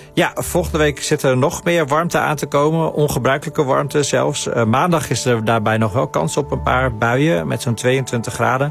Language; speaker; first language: Dutch; native; Dutch